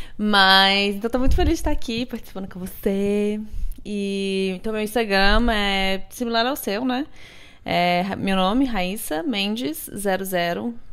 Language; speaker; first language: Portuguese; early bilingual, heritage; Portuguese